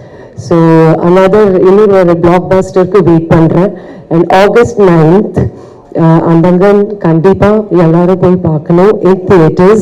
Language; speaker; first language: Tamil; non-native, fluent; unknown